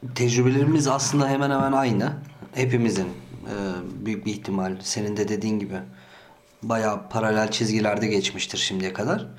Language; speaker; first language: Turkish; early bilingual, heritage; Turkish